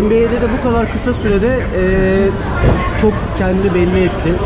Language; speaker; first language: Turkish; native; Turkish